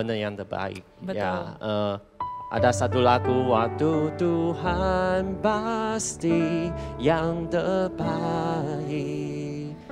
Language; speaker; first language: Indonesian; non-native, fluent; Chinese